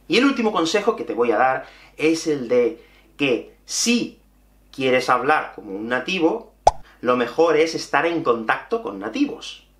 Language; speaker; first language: Spanish; native; Spanish